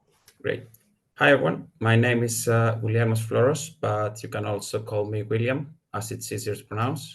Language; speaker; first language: English; non-native, fluent; Greek